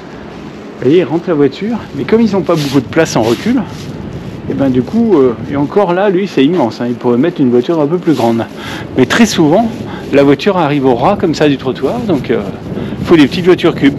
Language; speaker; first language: French; native; French